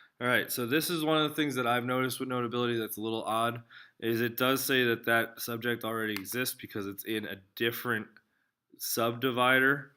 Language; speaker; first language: English; native; English